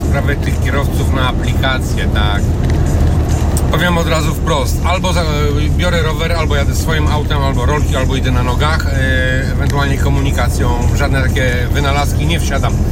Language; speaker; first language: Polish; native; Polish